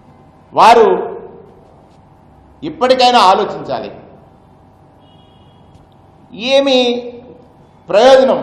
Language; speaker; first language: Telugu; native; Telugu